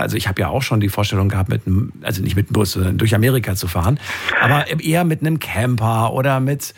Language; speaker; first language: German; native; German